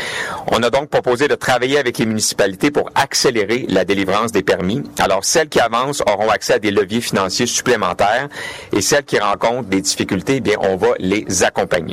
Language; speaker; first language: French; native; French